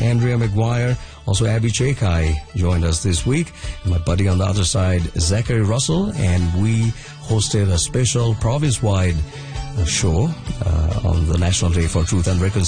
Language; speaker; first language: English; non-native, local second language; Bangla